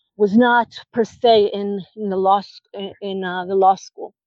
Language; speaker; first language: English; non-native, fluent; Hebrew